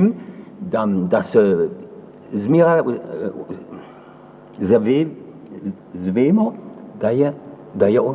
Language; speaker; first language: Slovenian; early bilingual, heritage; French